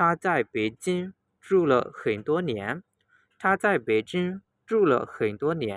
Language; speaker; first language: Chinese; non-native, fluent; Burmese